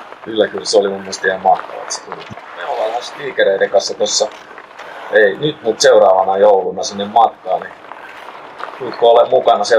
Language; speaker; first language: Finnish; native; Finnish